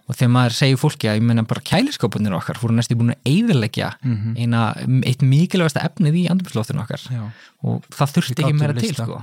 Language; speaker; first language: Icelandic; native; Icelandic